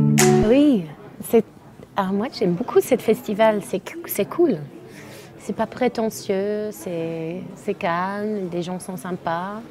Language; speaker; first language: French; non-native, learner; English